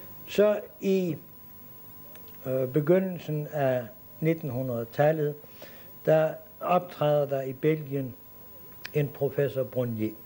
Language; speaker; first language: Danish; native; Danish